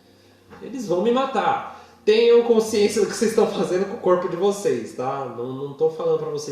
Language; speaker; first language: Portuguese; native; Portuguese